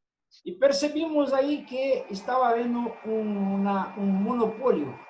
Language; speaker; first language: Spanish; non-native, fluent; Portuguese